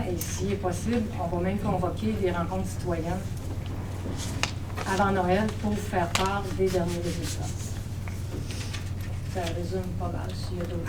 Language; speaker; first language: French; native; French